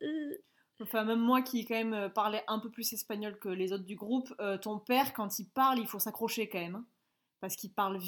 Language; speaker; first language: French; native; French